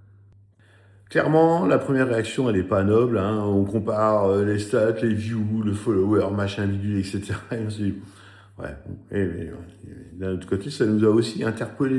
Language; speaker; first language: French; native; French